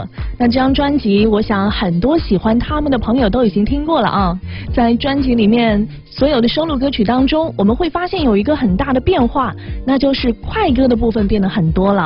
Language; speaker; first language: Chinese; native; Chinese